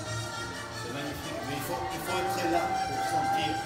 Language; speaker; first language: French; non-native, fluent; Spanish